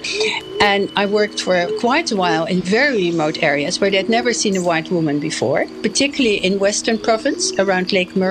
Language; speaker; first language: English; non-native, fluent; French